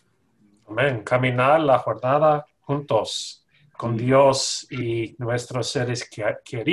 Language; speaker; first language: Spanish; non-native, learner; English